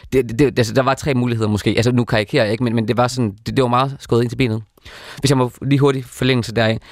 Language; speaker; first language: Danish; native; Danish